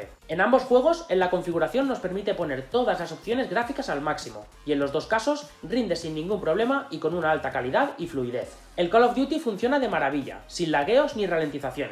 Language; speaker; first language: Spanish; native; Spanish